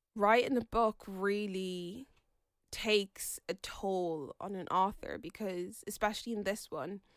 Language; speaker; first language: English; native; English